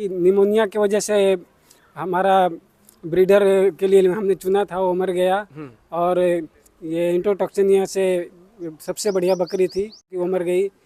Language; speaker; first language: Hindi; native; Hindi